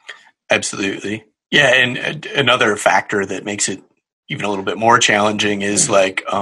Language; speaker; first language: English; native; English